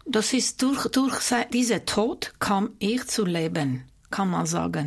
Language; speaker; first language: German; non-native, fluent; Armenian